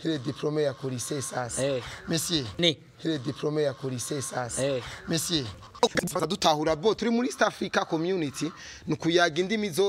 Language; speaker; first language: French; non-native, local second language; Rundi